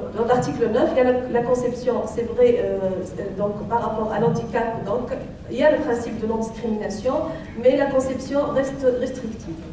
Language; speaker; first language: French; non-native, local second language; Arabic